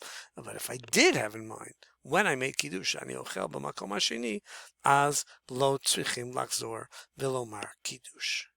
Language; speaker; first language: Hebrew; non-native, fluent; English